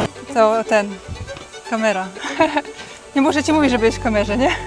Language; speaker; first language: Polish; native; Polish